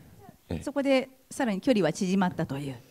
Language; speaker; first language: Japanese; native; Japanese